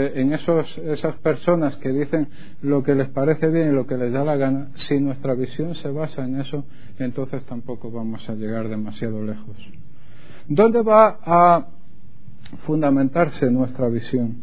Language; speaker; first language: Spanish; native; Spanish